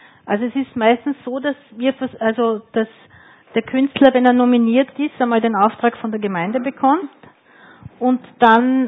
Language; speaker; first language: German; native; German